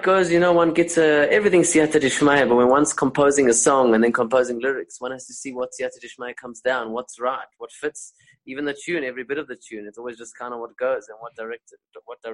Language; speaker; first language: English; non-native, local second language; Spanish